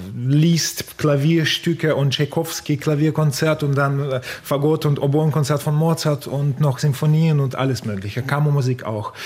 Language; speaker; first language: German; non-native, fluent; Russian